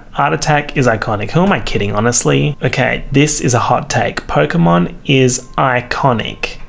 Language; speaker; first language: English; native; English